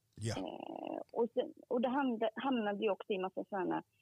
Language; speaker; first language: Swedish; early bilingual, other home language; Korean